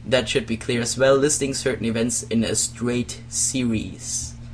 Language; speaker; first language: English; non-native, fluent; German